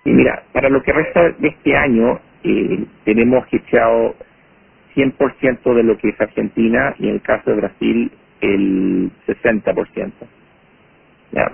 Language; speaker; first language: Spanish; native; Spanish